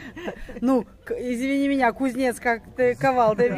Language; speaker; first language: Russian; native; Russian